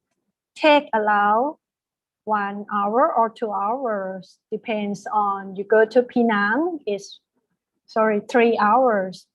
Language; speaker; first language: English; non-native, fluent; Thai